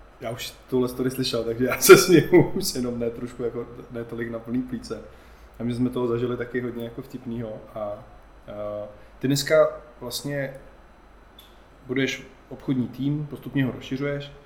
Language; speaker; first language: Czech; native; Czech